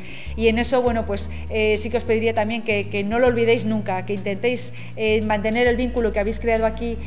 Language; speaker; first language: Spanish; native; Spanish